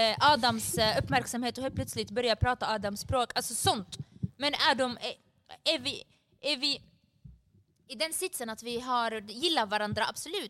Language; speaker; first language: Swedish; early bilingual, other home language; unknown